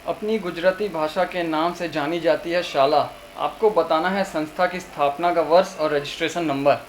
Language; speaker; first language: Hindi; non-native, local second language; Gujarati